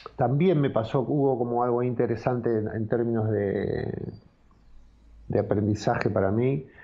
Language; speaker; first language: Spanish; native; Spanish